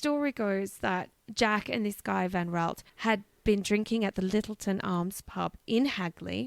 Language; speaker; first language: English; native; English